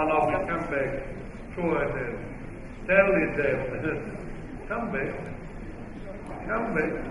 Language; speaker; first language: English; non-native, fluent; Italian